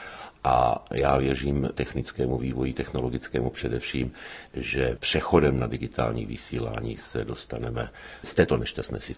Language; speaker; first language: Czech; native; Czech